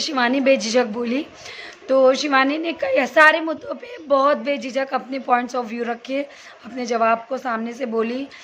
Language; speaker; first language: Hindi; native; Hindi